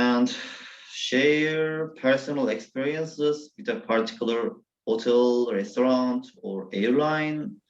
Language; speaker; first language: English; non-native, learner; Turkish